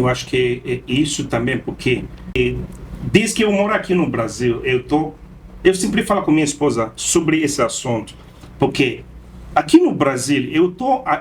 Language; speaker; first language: Portuguese; non-native, fluent; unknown